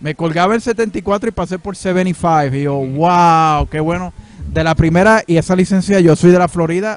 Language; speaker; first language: Spanish; native; Spanish